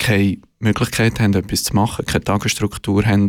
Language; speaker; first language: German; native; German